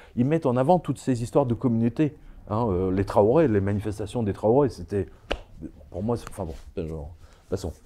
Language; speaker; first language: French; early bilingual, other home language; Serbian